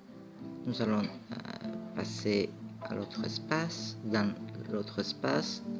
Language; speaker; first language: French; non-native, fluent; Greek